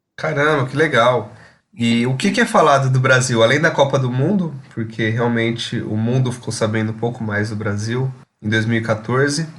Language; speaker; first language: Portuguese; native; Portuguese